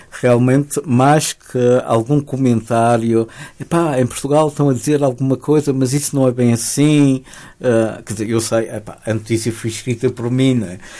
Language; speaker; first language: Portuguese; early bilingual, heritage; Spanish